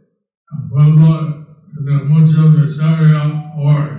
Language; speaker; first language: Spanish; non-native, learner; English